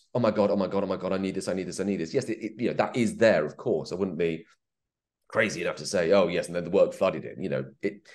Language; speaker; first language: English; native; English